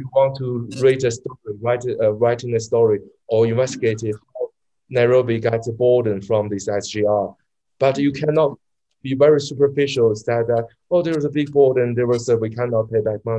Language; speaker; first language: English; non-native, learner; Chinese